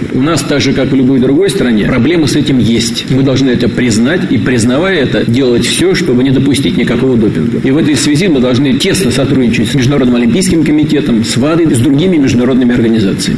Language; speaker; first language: Russian; native; Russian